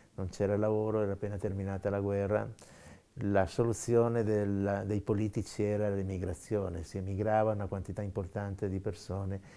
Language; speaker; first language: Italian; native; Italian